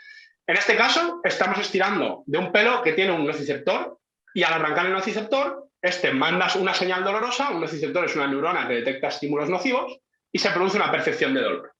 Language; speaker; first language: Spanish; native; Spanish